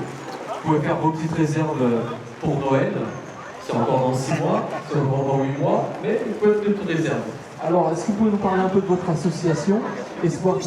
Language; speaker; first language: French; native; French